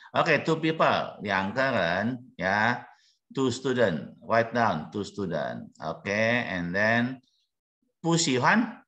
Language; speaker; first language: English; non-native, learner; Indonesian